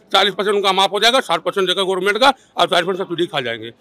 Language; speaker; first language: Hindi; native; Hindi